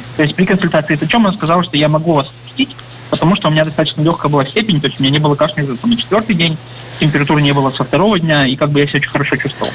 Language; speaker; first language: Russian; native; Russian